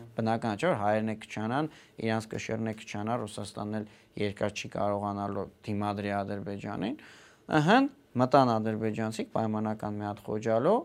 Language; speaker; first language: Armenian; native; Armenian